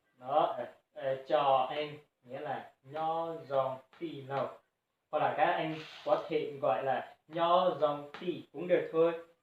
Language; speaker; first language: Vietnamese; non-native, local second language; Hmong